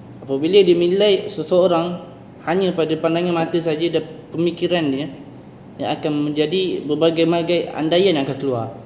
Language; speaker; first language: Malay; native; Malay